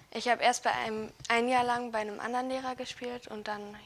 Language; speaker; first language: German; native; German